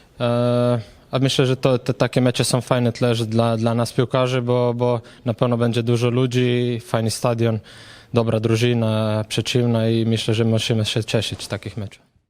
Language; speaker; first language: Polish; non-native, fluent; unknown